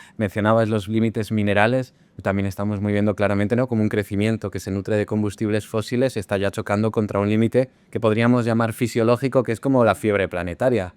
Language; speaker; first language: Spanish; native; Spanish